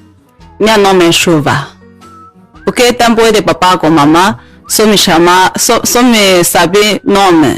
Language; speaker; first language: Portuguese; non-native, learner; Chinese